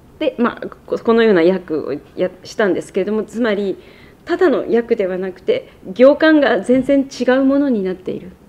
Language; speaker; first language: Japanese; native; Japanese